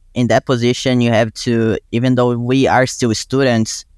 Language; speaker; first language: English; non-native, fluent; Portuguese